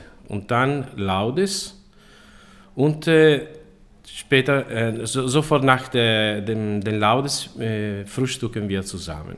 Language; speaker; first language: German; non-native, learner; Italian